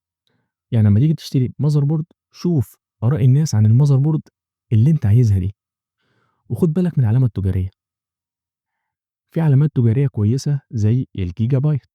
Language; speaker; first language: Arabic; native; Arabic